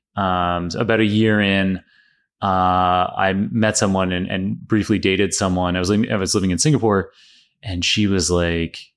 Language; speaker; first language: English; native; English